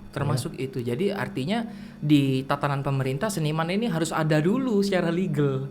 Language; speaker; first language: Indonesian; native; Indonesian